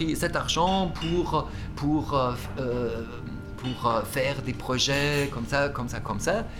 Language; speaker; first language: French; non-native, fluent; German